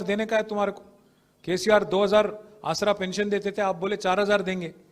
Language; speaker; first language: Hindi; non-native, local second language; Telugu